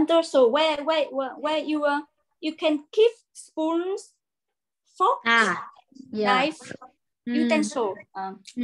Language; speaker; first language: English; non-native, learner; Vietnamese